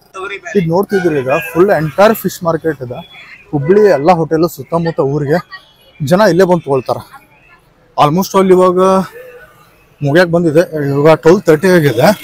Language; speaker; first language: Kannada; native; Kannada